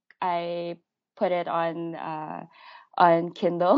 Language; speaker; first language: English; native; English